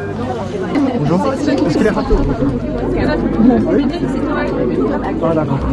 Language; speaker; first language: French; non-native, learner; Korean